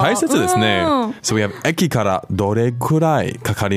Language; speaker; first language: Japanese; non-native, fluent; English